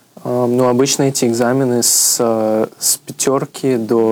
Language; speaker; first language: Russian; early bilingual, heritage; Russian